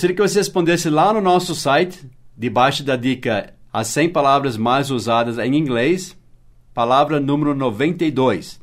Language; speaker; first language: Portuguese; early bilingual, other home language; English